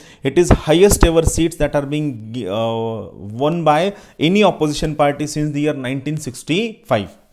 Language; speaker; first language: English; non-native, local second language; Marathi